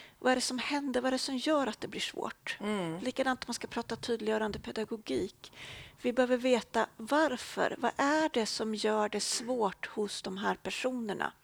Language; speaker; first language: Swedish; native; Swedish